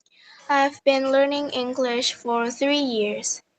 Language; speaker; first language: English; non-native, learner; Vietnamese